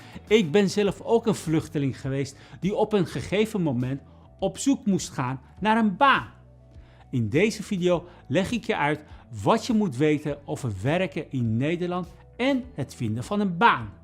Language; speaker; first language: Dutch; non-native, fluent; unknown